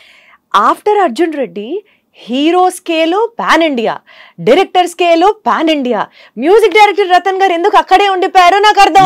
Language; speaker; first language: Telugu; native; Telugu